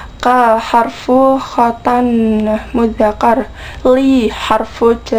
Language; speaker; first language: Arabic; non-native, learner; Indonesian